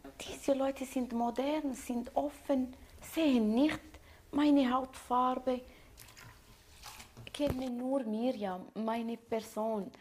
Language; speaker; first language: German; non-native, learner; Arabic